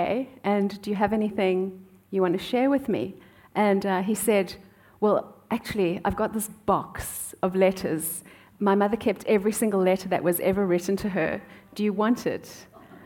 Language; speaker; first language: English; native; English